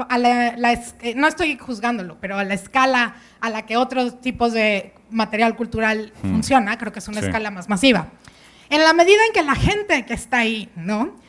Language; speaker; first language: Spanish; native; Spanish